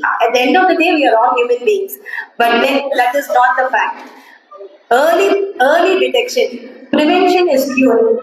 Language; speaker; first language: English; non-native, local second language; Tamil